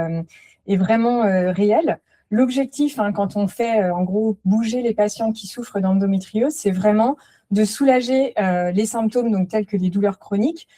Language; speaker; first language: French; native; French